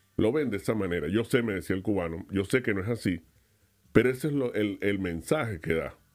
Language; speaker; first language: Spanish; native; Spanish